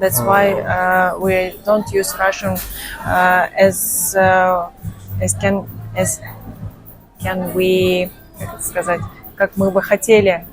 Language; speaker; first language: English; non-native, learner; Russian